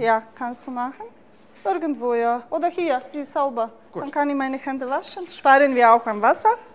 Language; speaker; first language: German; non-native, fluent; Serbian